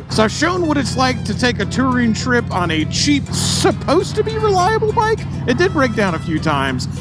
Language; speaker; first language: English; native; English